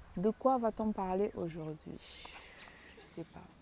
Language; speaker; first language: French; non-native, local second language; Wolof